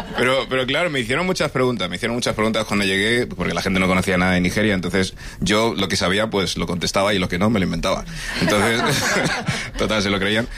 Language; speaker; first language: Spanish; early bilingual, other home language; English